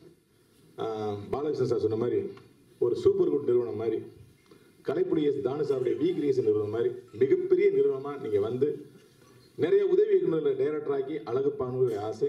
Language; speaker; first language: Tamil; native; Tamil